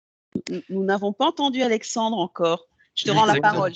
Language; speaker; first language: French; native; French